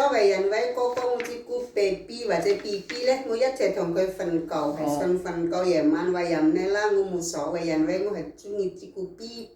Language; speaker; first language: Cantonese; non-native, fluent; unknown